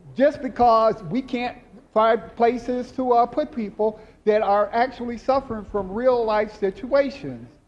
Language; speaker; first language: English; native; English